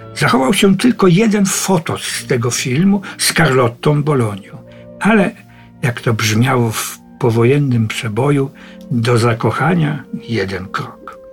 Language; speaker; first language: Polish; native; Polish